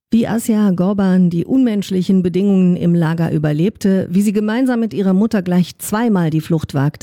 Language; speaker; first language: German; native; German